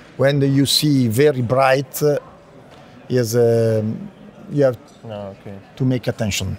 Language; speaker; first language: English; non-native, learner; Italian